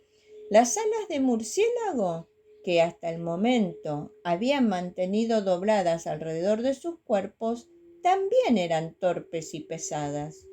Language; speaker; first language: Spanish; native; Spanish